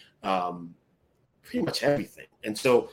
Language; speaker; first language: English; non-native, local second language; Akan